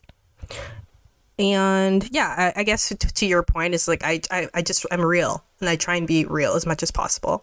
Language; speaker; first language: English; native; English